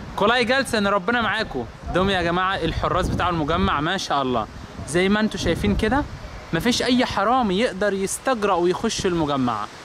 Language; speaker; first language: Arabic; native; Arabic